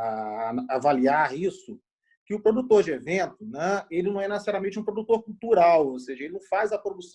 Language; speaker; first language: Portuguese; native; Portuguese